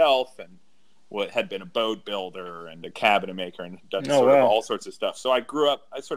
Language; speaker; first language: English; native; English